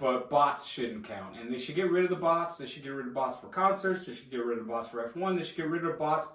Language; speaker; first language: English; native; English